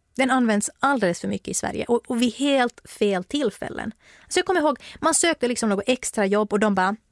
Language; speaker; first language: Swedish; native; Swedish